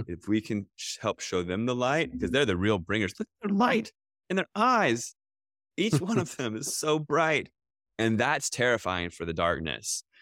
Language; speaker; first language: English; native; English